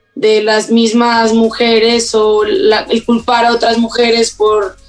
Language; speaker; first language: Spanish; native; Spanish